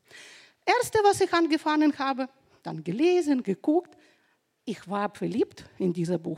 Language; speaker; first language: German; non-native, fluent; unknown